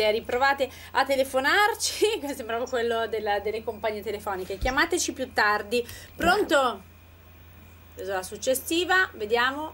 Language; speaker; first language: Italian; native; Italian